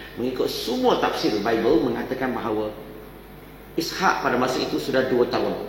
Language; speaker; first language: Malay; non-native, local second language; Chinese